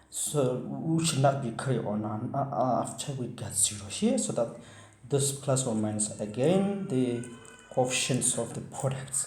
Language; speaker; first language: English; non-native, fluent; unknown